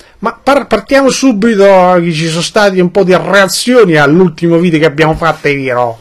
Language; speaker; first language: Italian; early bilingual, other home language; Albanian